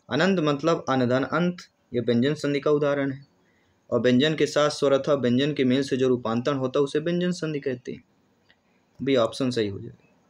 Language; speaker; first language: Hindi; native; Hindi